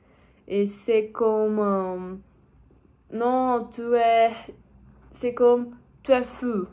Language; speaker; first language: French; non-native, learner; Portuguese